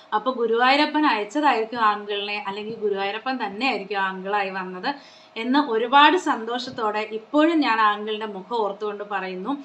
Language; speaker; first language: Malayalam; non-native, local second language; Konkani